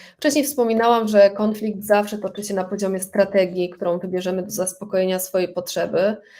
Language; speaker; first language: Polish; native; Polish